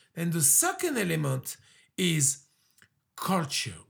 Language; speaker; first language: English; early bilingual, other home language; French